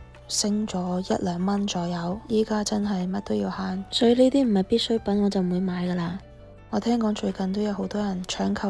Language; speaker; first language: Cantonese; native; Cantonese